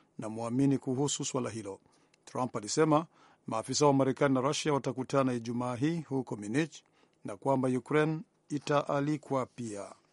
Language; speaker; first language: Swahili; non-native, local second language; Rundi